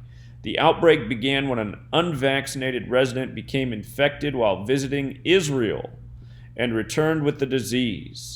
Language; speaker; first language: English; native; English